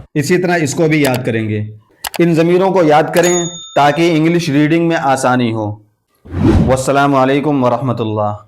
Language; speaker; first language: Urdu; native; Urdu